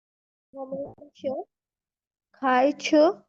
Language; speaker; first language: Chinese; non-native, learner; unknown